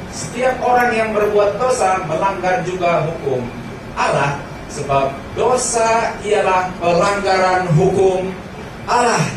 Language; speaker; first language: Indonesian; early bilingual, heritage; Indonesian